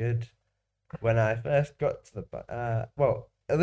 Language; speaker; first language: English; native; English